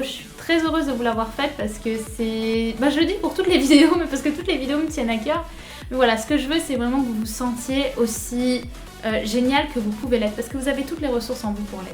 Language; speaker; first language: French; native; French